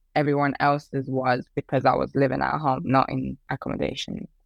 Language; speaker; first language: English; early bilingual, other home language; Persian